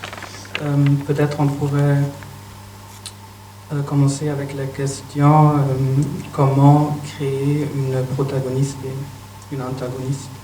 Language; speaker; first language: French; non-native, fluent; German